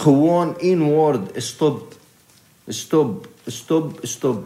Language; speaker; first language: Dutch; non-native, learner; Arabic